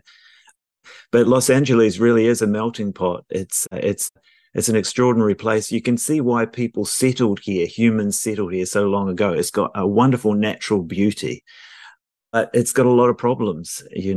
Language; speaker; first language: English; native; English